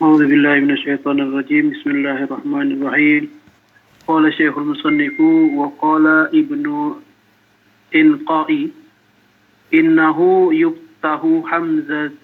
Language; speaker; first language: Arabic; non-native, fluent; Indonesian